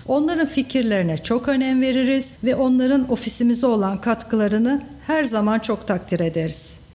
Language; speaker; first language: Turkish; native; Turkish